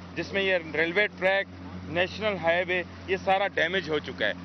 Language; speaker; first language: Urdu; native; Urdu